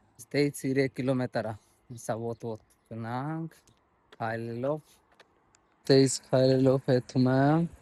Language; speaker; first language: Armenian; non-native, learner; Hindi